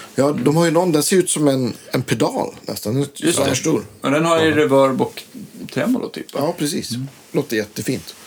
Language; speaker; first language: Swedish; native; Swedish